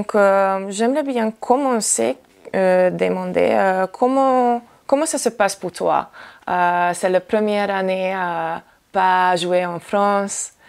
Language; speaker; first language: French; non-native, learner; Hungarian